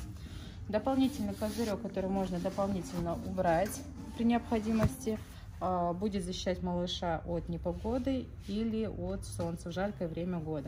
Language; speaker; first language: Russian; native; Russian